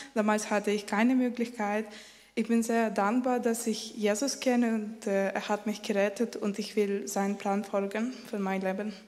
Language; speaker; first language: German; non-native, learner; Ukrainian